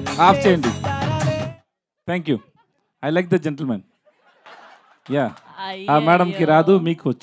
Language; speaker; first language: Telugu; non-native, learner; Tamil